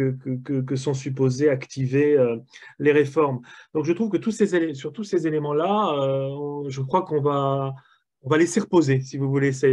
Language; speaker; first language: French; native; French